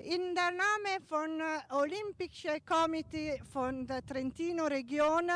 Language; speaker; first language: German; non-native, learner; Italian